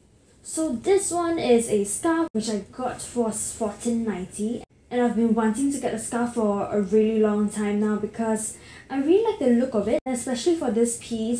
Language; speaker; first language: English; native; English